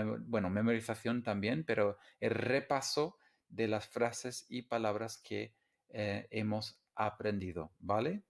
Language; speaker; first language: Spanish; non-native, fluent; English